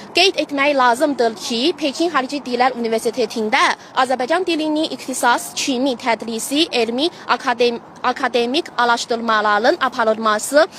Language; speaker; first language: Azerbaijani; non-native, fluent; Chinese